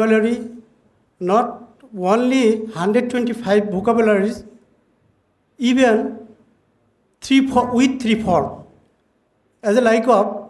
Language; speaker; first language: English; non-native, learner; Bangla